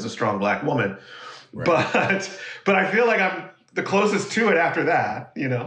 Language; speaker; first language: English; native; English